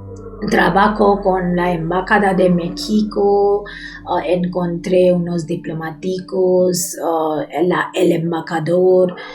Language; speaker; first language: Spanish; non-native, learner; Bangla